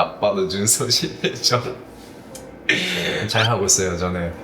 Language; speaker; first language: Korean; non-native, fluent; Japanese